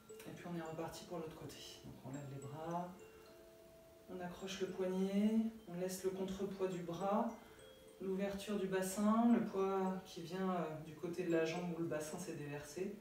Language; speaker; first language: French; native; French